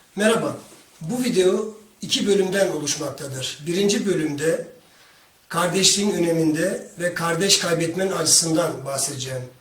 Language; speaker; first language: Turkish; non-native, local second language; Kurdish